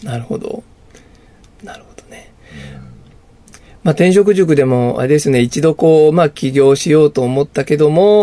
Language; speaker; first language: Japanese; native; Japanese